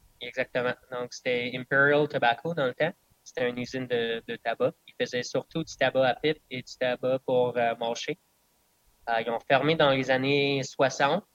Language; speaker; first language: French; non-native, local second language; English